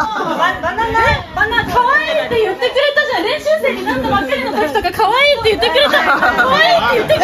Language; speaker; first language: Japanese; native; Japanese